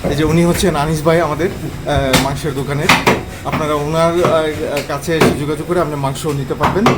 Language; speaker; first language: Bangla; native; Bangla